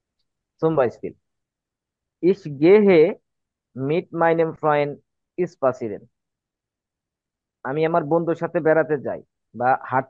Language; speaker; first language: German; non-native, fluent; Bangla